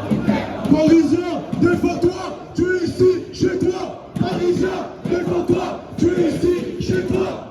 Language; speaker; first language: French; native; French